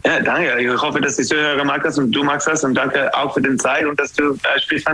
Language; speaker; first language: German; non-native, learner; English